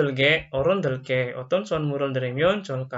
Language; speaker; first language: Korean; non-native, fluent; Indonesian